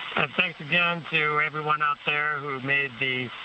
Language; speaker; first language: English; non-native, fluent; Arabic